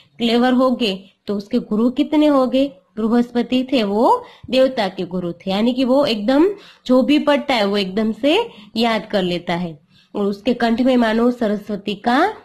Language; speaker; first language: Hindi; non-native, local second language; Gujarati